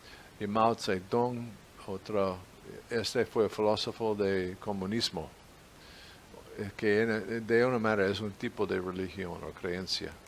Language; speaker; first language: Spanish; non-native, fluent; English